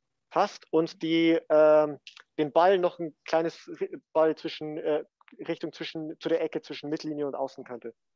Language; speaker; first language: German; native; German